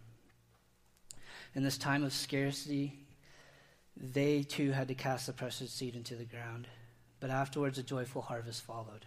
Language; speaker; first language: English; native; English